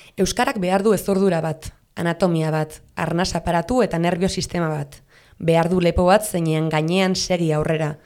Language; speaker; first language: Basque; non-native, local second language; Spanish